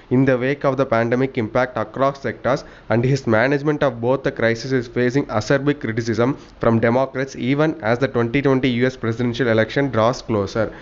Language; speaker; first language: English; non-native, local second language; Tamil